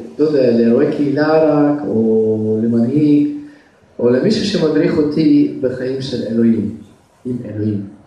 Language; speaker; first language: Hebrew; non-native, fluent; Russian